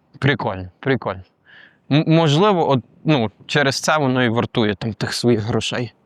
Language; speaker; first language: Ukrainian; native; Ukrainian